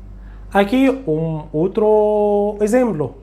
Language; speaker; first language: Portuguese; non-native, fluent; Arabic